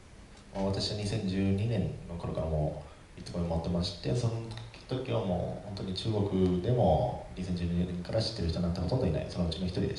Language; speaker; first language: Japanese; native; Japanese